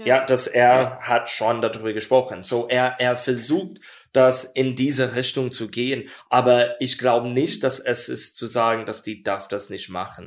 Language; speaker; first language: German; non-native, learner; English